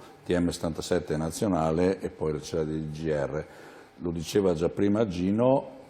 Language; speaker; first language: Italian; native; Italian